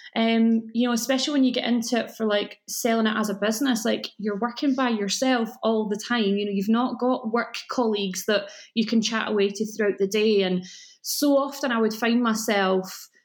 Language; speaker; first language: English; native; English